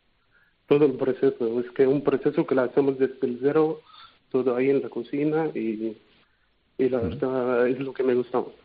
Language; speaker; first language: Spanish; non-native, fluent; Arabic